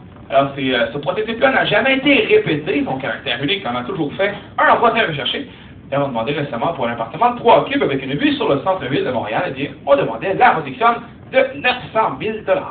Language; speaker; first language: French; native; French